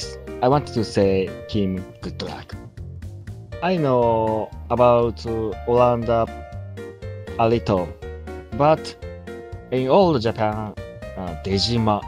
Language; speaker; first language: English; non-native, learner; Japanese